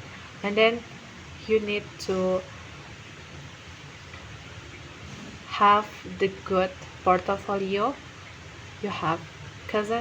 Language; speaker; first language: English; non-native, learner; Indonesian